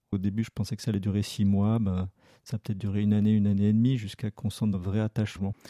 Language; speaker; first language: French; native; French